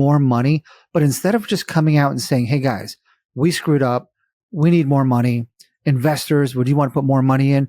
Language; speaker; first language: English; native; English